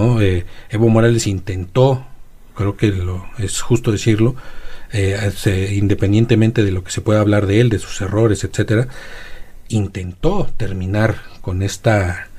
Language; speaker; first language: Spanish; native; Spanish